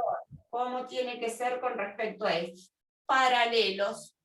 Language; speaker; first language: Spanish; native; Spanish